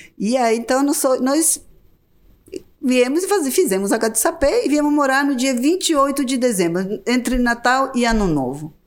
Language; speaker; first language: Portuguese; non-native, fluent; Spanish